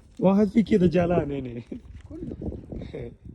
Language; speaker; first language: Arabic; non-native, learner; Telugu